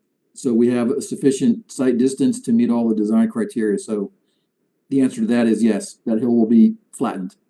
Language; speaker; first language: English; native; English